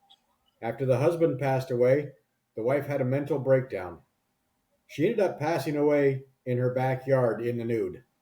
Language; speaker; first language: English; native; English